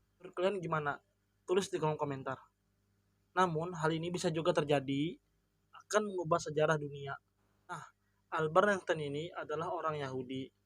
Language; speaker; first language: Indonesian; non-native, local second language; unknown